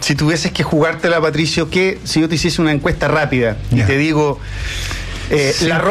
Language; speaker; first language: Spanish; native; Spanish